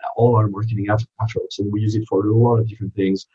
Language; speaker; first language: English; non-native, fluent; French